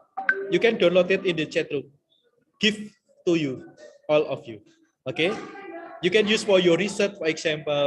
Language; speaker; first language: English; non-native, learner; Indonesian